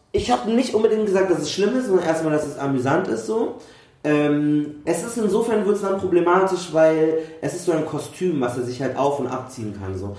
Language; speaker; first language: German; native; German